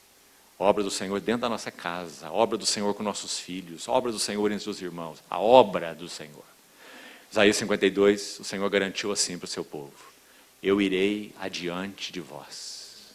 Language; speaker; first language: Portuguese; native; Portuguese